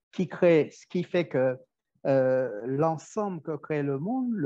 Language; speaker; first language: French; native; French